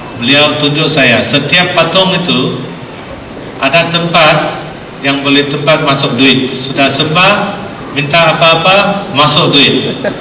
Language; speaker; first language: Malay; non-native, local second language; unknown